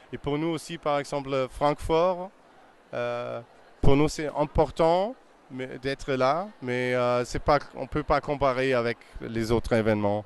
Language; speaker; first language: French; non-native, fluent; German